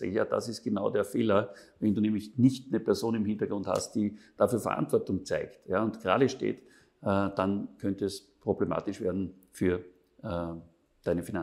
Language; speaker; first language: German; native; German